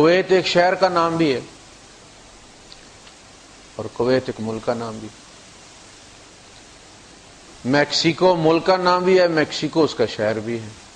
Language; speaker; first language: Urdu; non-native, local second language; Punjabi